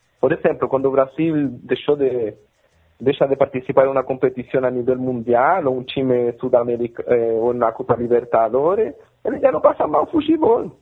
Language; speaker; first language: Portuguese; non-native, fluent; Spanish